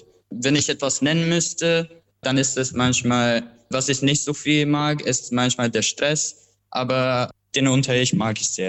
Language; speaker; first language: German; non-native, fluent; Albanian